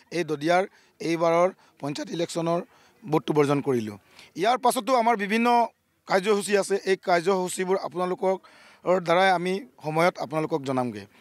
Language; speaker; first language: Assamese; native; Assamese